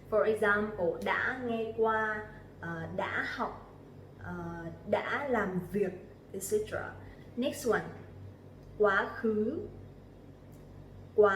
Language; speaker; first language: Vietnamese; native; Vietnamese